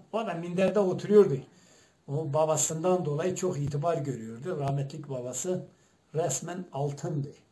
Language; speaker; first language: Turkish; non-native, local second language; Zaza